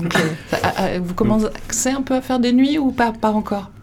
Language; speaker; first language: French; native; French